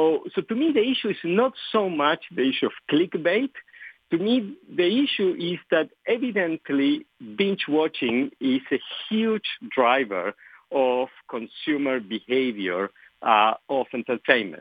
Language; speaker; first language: English; non-native, fluent; Spanish